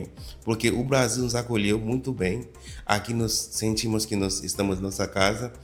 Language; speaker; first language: Portuguese; non-native, fluent; Haitian Creole